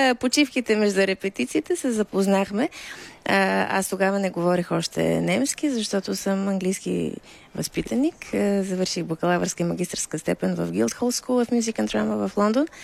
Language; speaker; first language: Bulgarian; native; Bulgarian